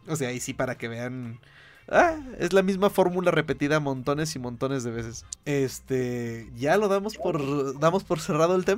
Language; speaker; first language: Spanish; native; Spanish